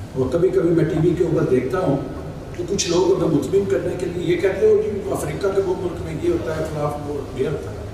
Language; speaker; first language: Urdu; non-native, local second language; Punjabi